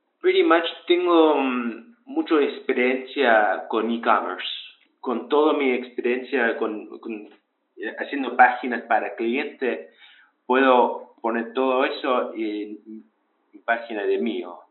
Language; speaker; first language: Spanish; early bilingual, heritage; English